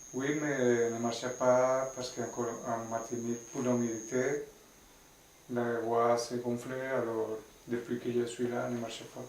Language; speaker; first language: French; non-native, learner; Spanish